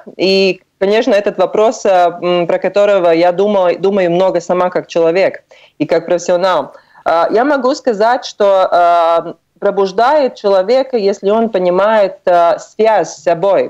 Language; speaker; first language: Russian; non-native, local second language; Latvian